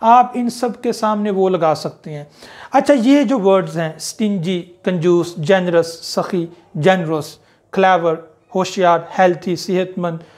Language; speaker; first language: Urdu; native; Urdu